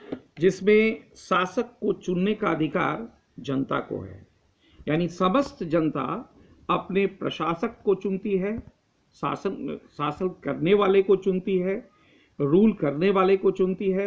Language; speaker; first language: Hindi; native; Hindi